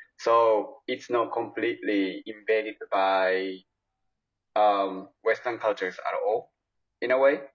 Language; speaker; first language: English; non-native, fluent; Japanese